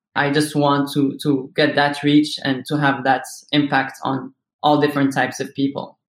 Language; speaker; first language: English; non-native, fluent; Arabic